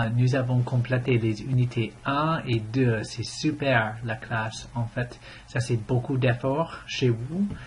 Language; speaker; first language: French; non-native, fluent; English